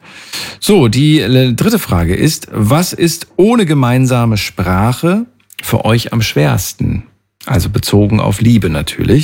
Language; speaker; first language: German; native; German